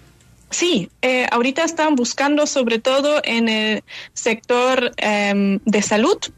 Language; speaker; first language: Spanish; non-native, fluent; German